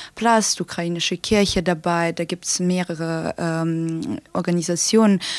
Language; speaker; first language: German; non-native, fluent; Ukrainian